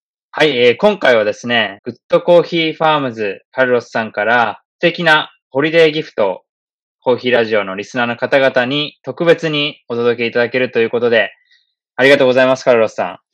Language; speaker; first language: Japanese; native; Japanese